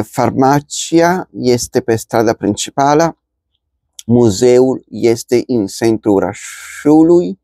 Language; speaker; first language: Romanian; non-native, learner; Spanish